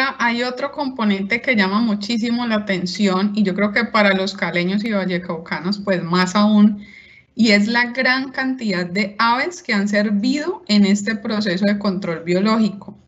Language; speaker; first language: Spanish; native; Spanish